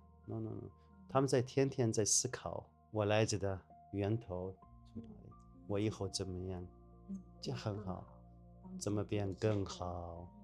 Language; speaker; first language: Chinese; non-native, fluent; Arabic